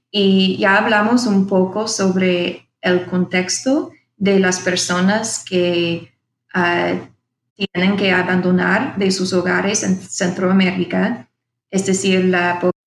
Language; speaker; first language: Spanish; non-native, fluent; English